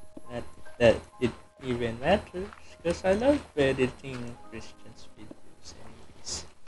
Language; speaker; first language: English; non-native, local second language; Filipino